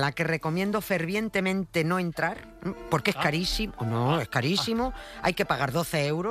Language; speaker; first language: Spanish; native; Spanish